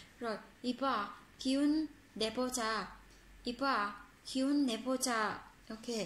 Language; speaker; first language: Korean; non-native, fluent; Vietnamese